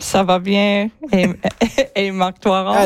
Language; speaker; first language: French; non-native, fluent; English